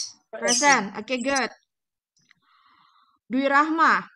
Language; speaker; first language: English; non-native, fluent; Indonesian